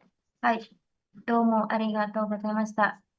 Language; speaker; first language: Japanese; non-native, learner; Indonesian